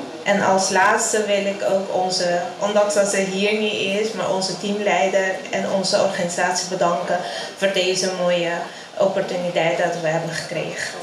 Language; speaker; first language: Dutch; non-native, local second language; English